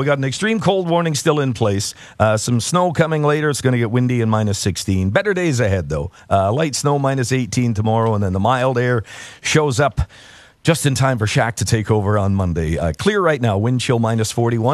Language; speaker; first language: English; native; English